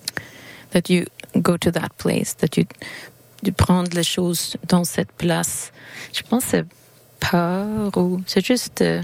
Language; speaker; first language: French; non-native, learner; Swedish